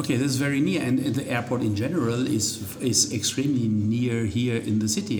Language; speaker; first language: English; non-native, fluent; German